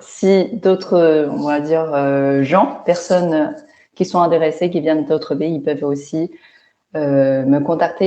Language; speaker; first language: French; non-native, fluent; Chinese